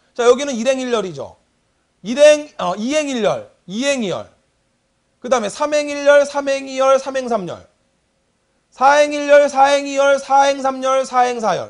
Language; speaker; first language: Korean; native; Korean